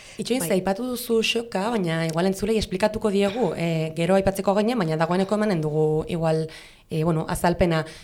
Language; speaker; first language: Basque; non-native, local second language; Spanish